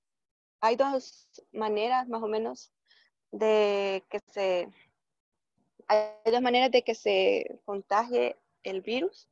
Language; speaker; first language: Spanish; native; Spanish